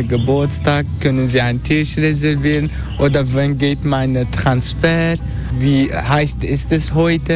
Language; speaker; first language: German; non-native, learner; Turkish